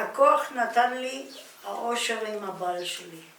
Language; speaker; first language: Hebrew; non-native, fluent; German